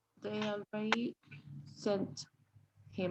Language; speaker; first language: English; non-native, learner; Spanish